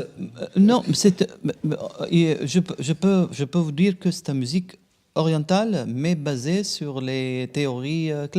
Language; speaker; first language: French; non-native, local second language; Arabic